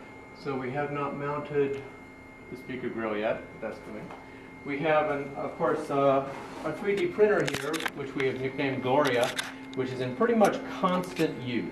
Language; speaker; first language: English; native; English